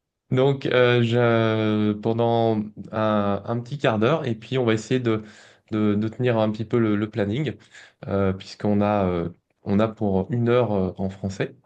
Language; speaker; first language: French; native; French